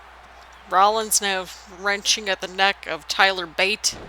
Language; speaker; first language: English; native; English